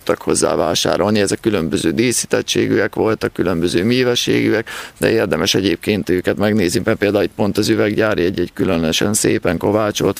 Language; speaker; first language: Hungarian; native; Hungarian